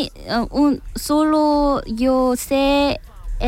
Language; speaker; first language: Spanish; non-native, learner; Korean